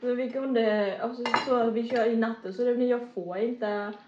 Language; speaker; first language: Swedish; non-native, learner; Vietnamese